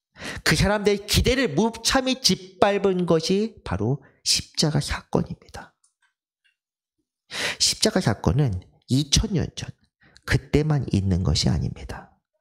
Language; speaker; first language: Korean; native; Korean